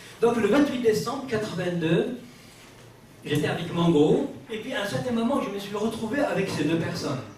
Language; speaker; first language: French; non-native, local second language; Kabyle